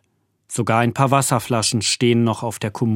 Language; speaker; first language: German; native; German